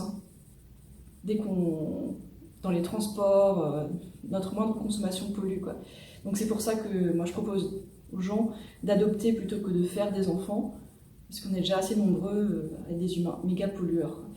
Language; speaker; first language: French; native; French